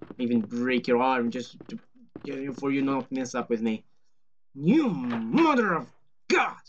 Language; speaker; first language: English; non-native, fluent; Portuguese